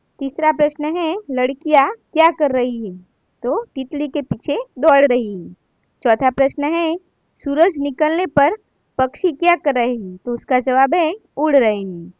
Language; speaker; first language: Hindi; non-native, local second language; Gujarati